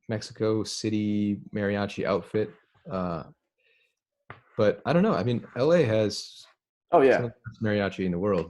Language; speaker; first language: English; native; English